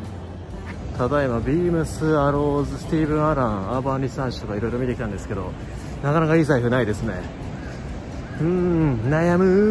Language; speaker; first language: Japanese; native; Japanese